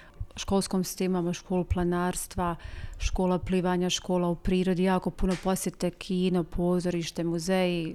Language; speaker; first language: Croatian; native; Croatian